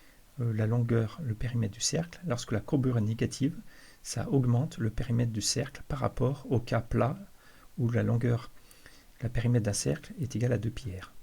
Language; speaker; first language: French; native; French